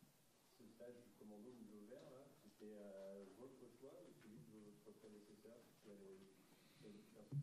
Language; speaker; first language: French; native; French